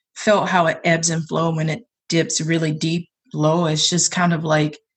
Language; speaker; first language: English; native; English